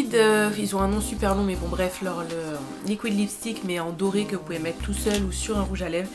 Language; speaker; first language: French; native; French